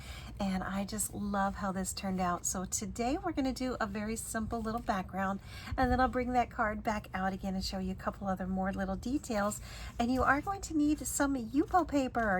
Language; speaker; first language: English; native; English